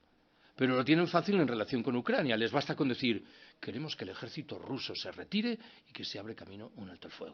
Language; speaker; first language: Spanish; native; Spanish